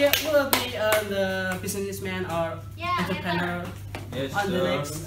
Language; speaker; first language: English; non-native, learner; Indonesian